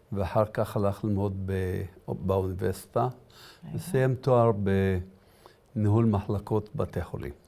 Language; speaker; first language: Hebrew; early bilingual, other home language; Arabic